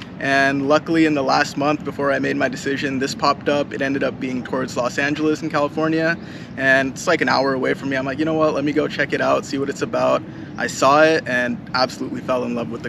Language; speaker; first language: English; native; English